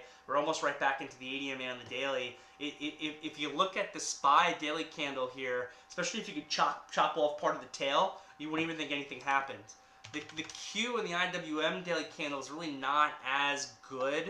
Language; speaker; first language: English; native; English